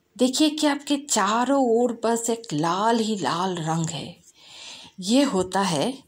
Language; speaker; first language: Hindi; non-native, local second language; Bangla